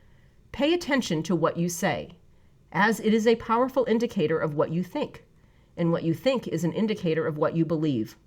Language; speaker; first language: English; native; English